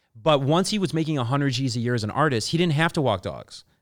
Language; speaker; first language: English; native; English